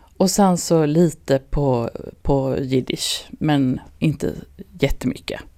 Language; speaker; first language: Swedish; native; Swedish